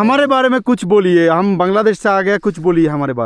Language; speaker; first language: Hindi; non-native, learner; Bangla